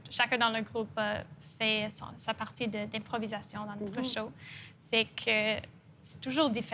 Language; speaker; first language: French; non-native, local second language; English